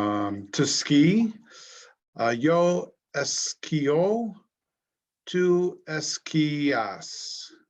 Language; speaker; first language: Spanish; non-native, learner; English